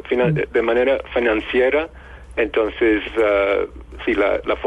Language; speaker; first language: Spanish; non-native, fluent; English